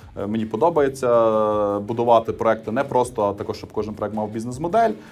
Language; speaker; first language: Ukrainian; native; Ukrainian